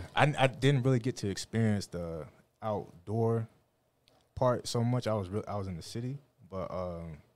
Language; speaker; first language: English; native; English